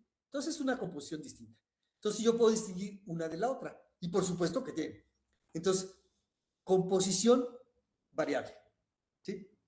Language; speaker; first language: Spanish; native; Spanish